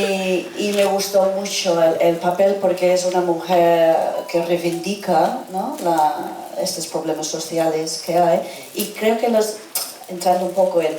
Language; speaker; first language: Spanish; non-native, fluent; English